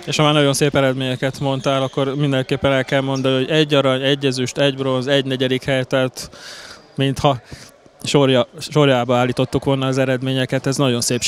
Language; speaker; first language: Hungarian; native; Hungarian